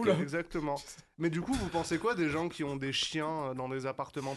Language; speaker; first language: French; native; French